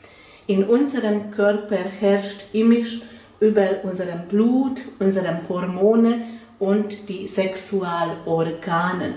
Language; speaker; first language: German; non-native, fluent; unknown